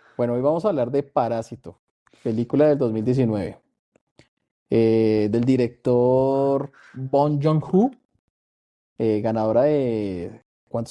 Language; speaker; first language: Spanish; native; Spanish